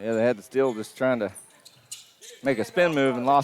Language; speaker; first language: English; native; English